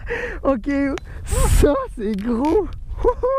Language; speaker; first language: French; native; French